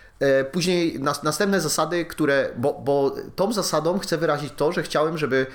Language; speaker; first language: Polish; native; Polish